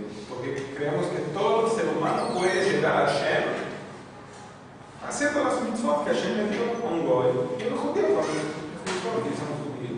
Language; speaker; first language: Spanish; non-native, fluent; Portuguese